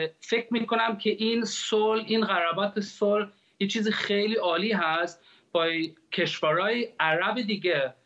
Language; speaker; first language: Persian; early bilingual, heritage; Persian